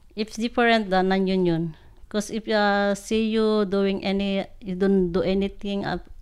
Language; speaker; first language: English; non-native, local second language; Iloko